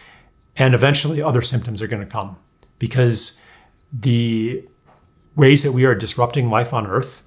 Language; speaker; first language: English; native; English